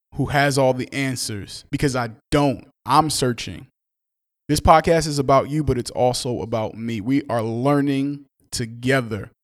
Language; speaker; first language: English; native; English